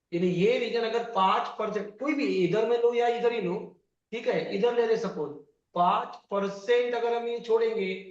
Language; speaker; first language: Hindi; non-native, local second language; Marathi